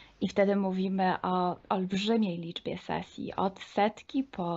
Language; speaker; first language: Polish; non-native, fluent; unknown